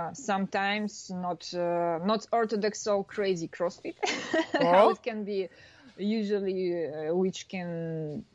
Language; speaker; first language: English; non-native, learner; Russian